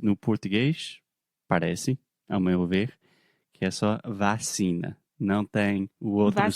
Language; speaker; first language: Portuguese; non-native, fluent; English